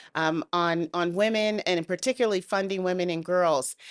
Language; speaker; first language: English; native; English